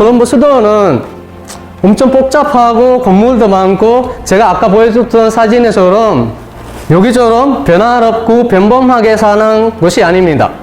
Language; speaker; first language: Korean; non-native, fluent; Sinhala